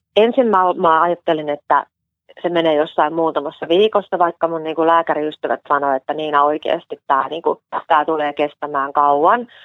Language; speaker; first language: Finnish; native; Finnish